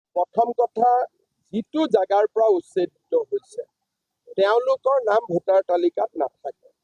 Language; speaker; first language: Assamese; native; Assamese